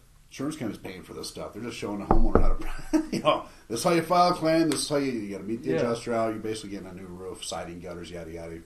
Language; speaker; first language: English; native; English